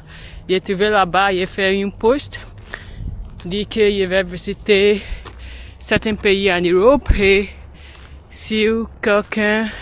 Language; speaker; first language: French; non-native, learner; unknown